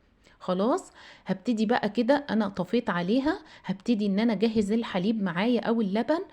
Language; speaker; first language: Arabic; native; Arabic